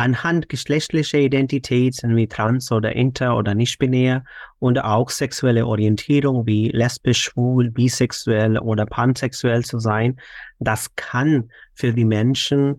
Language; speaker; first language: German; non-native, fluent; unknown